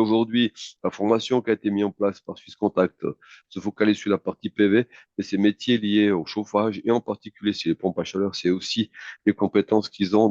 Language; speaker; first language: French; native; French